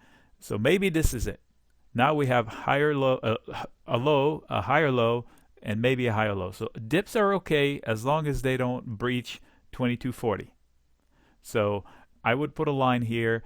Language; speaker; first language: English; native; English